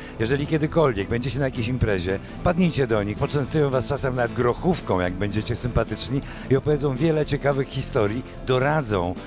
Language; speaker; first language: Polish; native; Polish